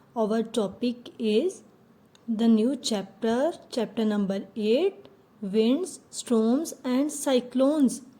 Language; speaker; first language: English; non-native, local second language; Punjabi